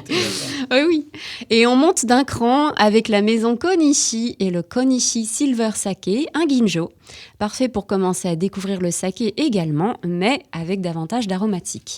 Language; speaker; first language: French; native; French